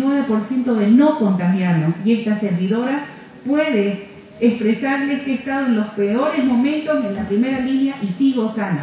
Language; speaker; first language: Spanish; native; Spanish